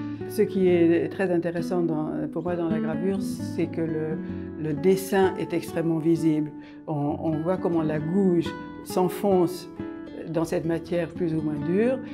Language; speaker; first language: French; non-native, fluent; Hungarian